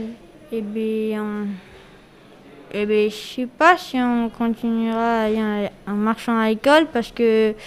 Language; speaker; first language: French; early bilingual, heritage; French